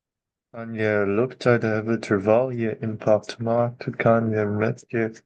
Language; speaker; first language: Dutch; non-native, learner; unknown